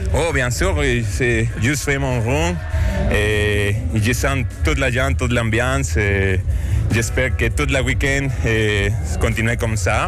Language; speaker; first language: French; non-native, learner; Spanish